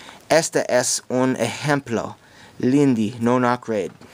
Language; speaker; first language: Spanish; non-native, learner; English